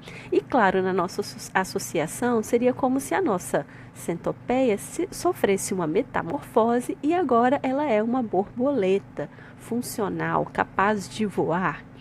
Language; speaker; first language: Portuguese; native; Portuguese